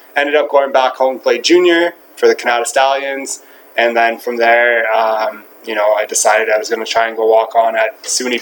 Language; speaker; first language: English; native; English